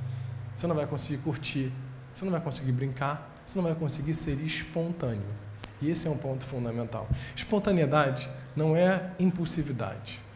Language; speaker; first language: Portuguese; native; Portuguese